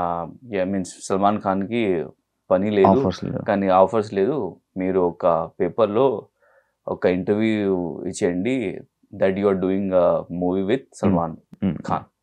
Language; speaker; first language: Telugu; non-native, local second language; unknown